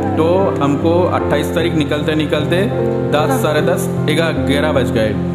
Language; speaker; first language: Hindi; non-native, local second language; Bangla